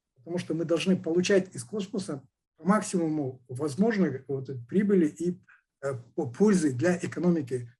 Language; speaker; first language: Russian; non-native, local second language; Kazakh